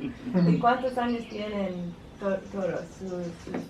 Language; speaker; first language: Spanish; non-native, learner; English